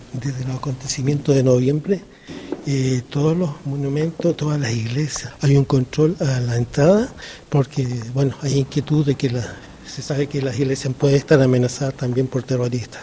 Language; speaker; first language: Spanish; native; Spanish